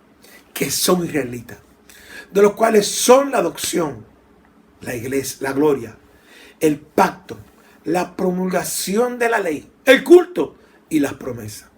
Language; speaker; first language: Spanish; native; Spanish